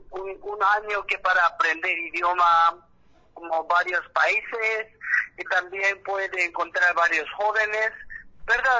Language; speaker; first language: Spanish; non-native, learner; Korean